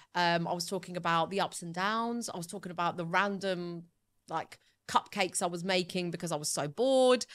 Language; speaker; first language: English; early bilingual, other home language; Italian